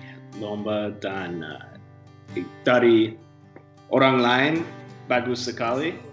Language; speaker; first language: Indonesian; non-native, learner; English